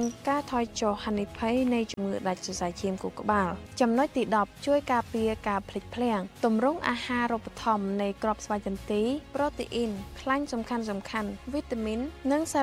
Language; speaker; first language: Khmer; native; Khmer